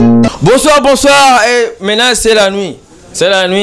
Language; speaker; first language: French; non-native, local second language; Rundi